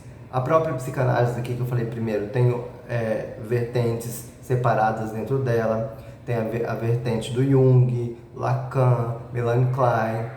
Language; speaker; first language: Portuguese; native; Portuguese